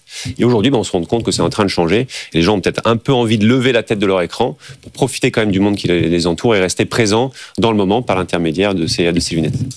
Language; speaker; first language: French; native; French